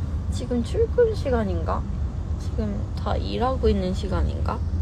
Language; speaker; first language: Korean; early bilingual, heritage; Korean